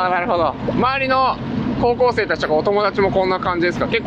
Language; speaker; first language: Japanese; native; Japanese